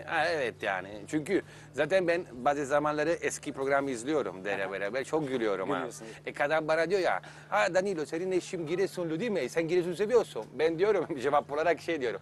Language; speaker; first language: Turkish; non-native, learner; Italian